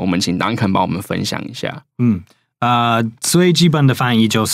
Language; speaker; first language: Chinese; native; Chinese